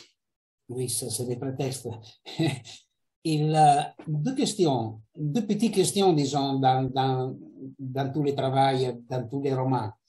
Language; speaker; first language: French; non-native, fluent; Italian